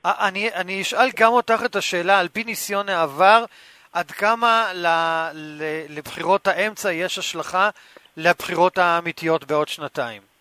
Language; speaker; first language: Hebrew; native; Hebrew